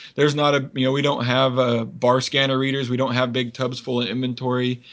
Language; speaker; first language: English; native; English